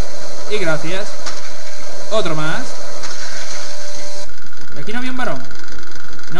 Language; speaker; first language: Spanish; native; Spanish